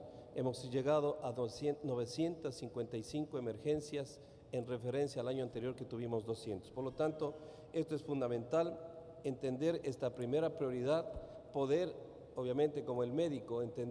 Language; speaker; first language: Spanish; native; Spanish